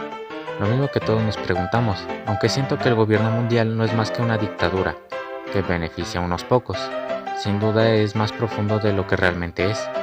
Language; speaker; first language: Spanish; native; Spanish